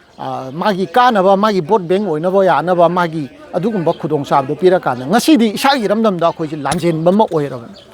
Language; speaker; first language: Manipuri; native; Manipuri